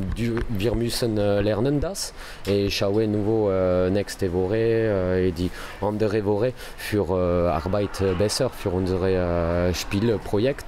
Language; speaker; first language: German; non-native, learner; French